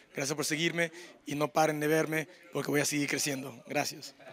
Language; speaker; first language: Spanish; native; Spanish